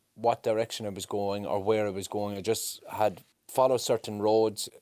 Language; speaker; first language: English; native; English